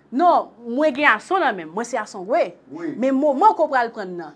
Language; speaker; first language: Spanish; non-native, local second language; Haitian Creole